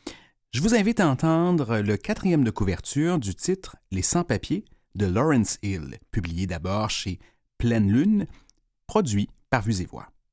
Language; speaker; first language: French; native; French